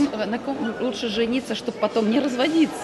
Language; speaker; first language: Polish; non-native, learner; Russian